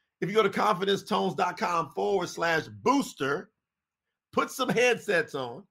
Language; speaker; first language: English; native; English